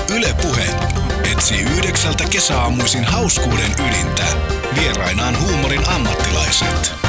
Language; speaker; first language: Finnish; native; Finnish